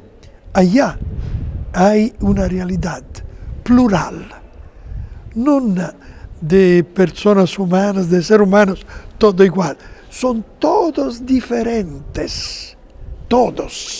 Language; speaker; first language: Spanish; non-native, fluent; Italian